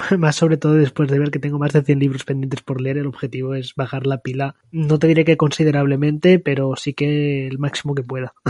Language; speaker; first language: Spanish; non-native, local second language; Catalan